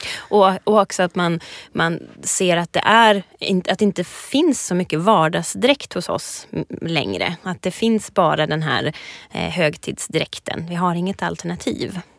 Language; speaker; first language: Swedish; native; Swedish